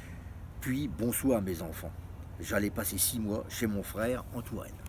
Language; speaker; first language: French; native; French